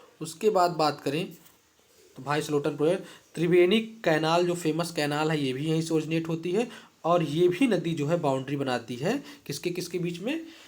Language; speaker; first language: Hindi; native; Hindi